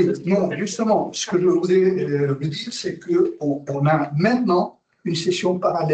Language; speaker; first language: French; non-native, fluent; Spanish